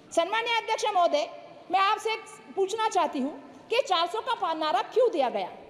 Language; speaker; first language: Hindi; non-native, local second language; Marathi